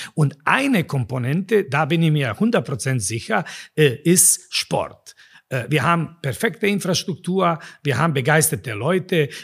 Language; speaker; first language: German; non-native, fluent; Serbian